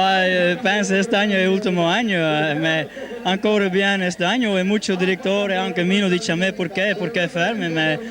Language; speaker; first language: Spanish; non-native, learner; Dutch